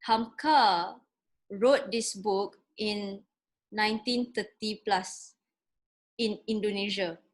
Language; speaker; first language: English; non-native, local second language; Malay